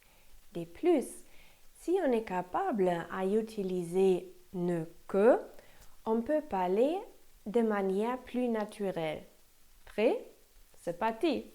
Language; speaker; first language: French; non-native, fluent; German